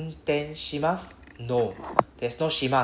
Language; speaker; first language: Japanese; non-native, fluent; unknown